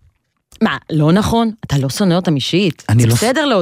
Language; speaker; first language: Hebrew; native; Hebrew